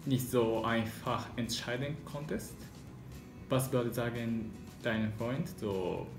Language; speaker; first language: German; non-native, learner; Japanese